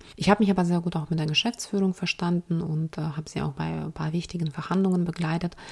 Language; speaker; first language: German; non-native, fluent; Ukrainian